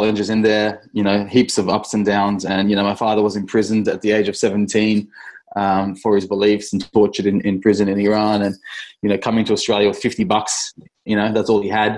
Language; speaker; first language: English; native; English